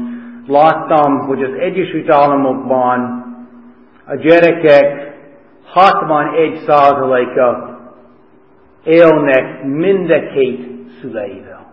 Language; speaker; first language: Hungarian; non-native, fluent; English